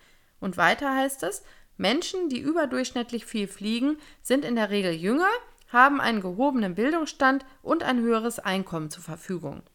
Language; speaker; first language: German; native; German